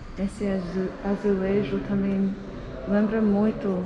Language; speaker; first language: Portuguese; non-native, fluent; English